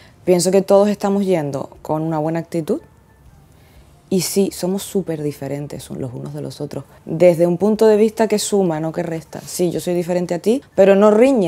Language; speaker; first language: Spanish; native; Spanish